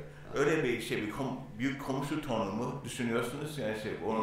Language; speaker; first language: Turkish; non-native, learner; English